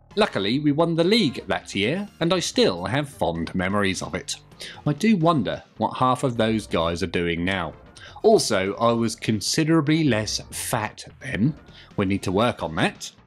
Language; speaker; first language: English; native; English